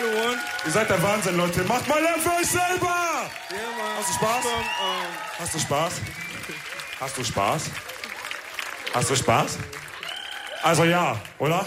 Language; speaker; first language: German; early bilingual, other home language; Wolof